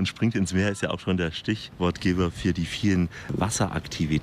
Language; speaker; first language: German; native; German